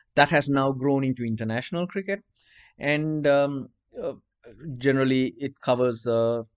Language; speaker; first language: English; non-native, local second language; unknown